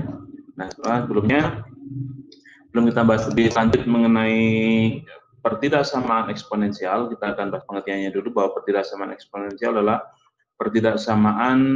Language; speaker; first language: Indonesian; native; Indonesian